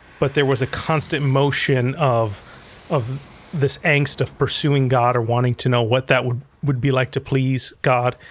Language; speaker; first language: English; early bilingual, other home language; Arabic